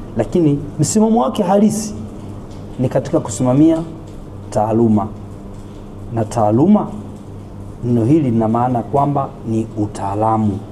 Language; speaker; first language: Swahili; native; Swahili